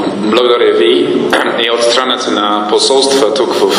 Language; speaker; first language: Bulgarian; non-native, fluent; English